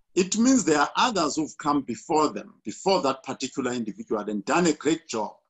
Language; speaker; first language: English; non-native, local second language; Xhosa